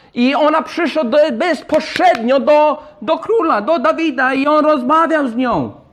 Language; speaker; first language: Polish; non-native, fluent; English